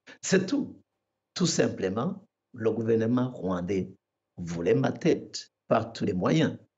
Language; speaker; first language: French; non-native, local second language; Kinyarwanda